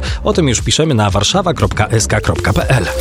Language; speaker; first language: Polish; native; Polish